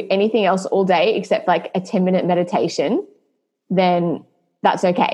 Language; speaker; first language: English; native; English